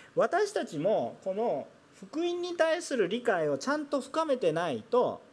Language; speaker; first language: Japanese; non-native, fluent; Korean